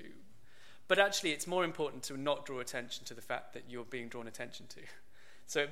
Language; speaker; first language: English; native; English